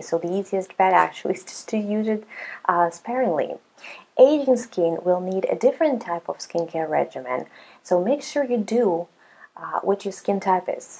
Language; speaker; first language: English; non-native, fluent; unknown